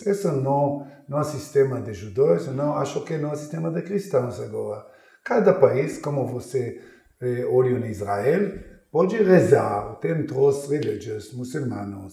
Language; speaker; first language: Portuguese; non-native, learner; Hebrew